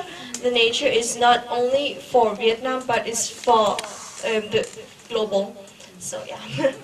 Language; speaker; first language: English; non-native, fluent; Danish